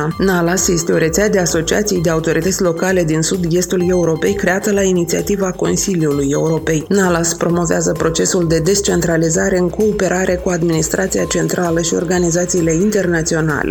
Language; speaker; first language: Romanian; native; Romanian